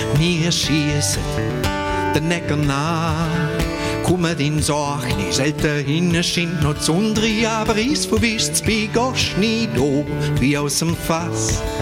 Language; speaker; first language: German; native; German